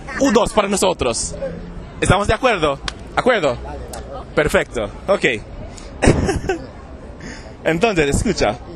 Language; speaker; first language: Spanish; non-native, learner; English